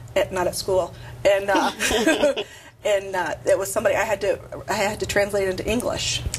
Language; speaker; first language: English; native; English